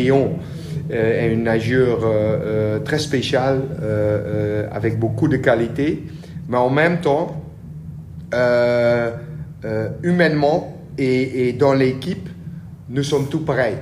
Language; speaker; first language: French; non-native, learner; Dutch